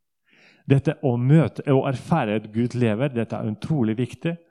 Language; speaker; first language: Norwegian; non-native, fluent; Russian